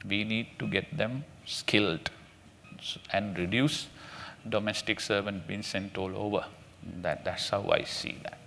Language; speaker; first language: English; non-native, local second language; Sinhala